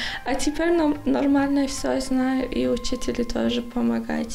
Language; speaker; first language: Russian; non-native, learner; Persian